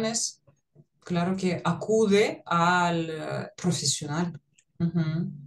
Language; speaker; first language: Spanish; non-native, fluent; Russian